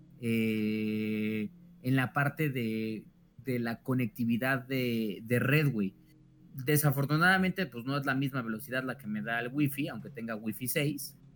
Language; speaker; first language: Spanish; native; Spanish